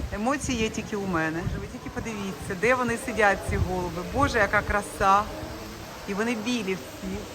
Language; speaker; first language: Ukrainian; non-native, local second language; Russian